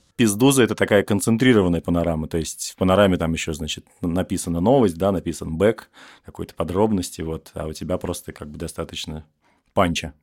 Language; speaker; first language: Russian; native; Russian